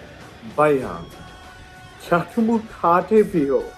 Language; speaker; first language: Hindi; non-native, fluent; English